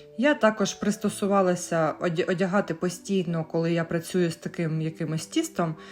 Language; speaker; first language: Ukrainian; native; Ukrainian